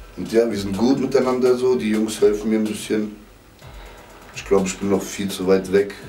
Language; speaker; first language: German; native; German